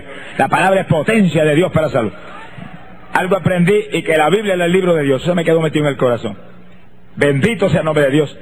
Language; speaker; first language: Spanish; native; Spanish